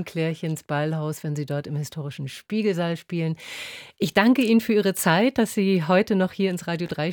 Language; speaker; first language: German; native; German